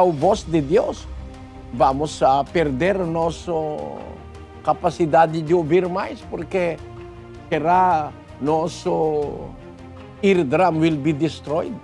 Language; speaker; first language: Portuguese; non-native, learner; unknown